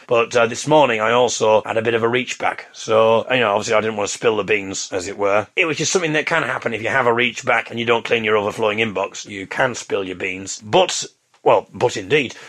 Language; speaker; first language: English; native; English